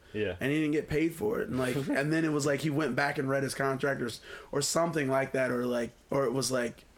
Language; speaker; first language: English; native; English